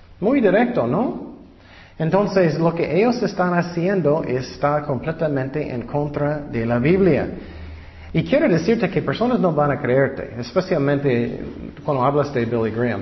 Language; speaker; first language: Spanish; non-native, fluent; English